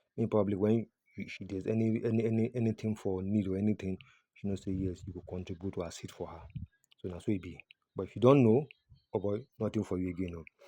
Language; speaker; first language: Nigerian Pidgin; non-native, local second language; Yoruba